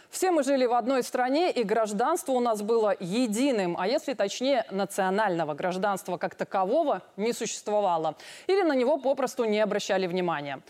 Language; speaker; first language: Russian; native; Russian